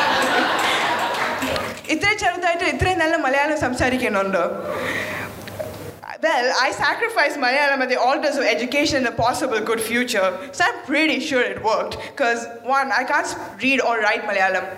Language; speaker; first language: English; non-native, fluent; Malayalam